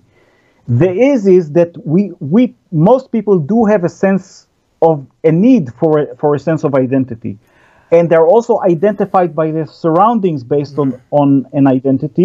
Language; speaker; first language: English; non-native, fluent; Hebrew